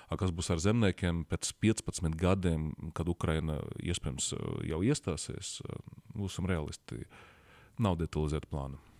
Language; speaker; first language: Latvian; non-native, local second language; Russian